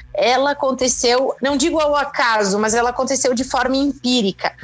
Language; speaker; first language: Portuguese; native; Portuguese